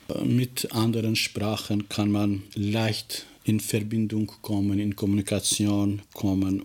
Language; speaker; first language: German; non-native, fluent; Albanian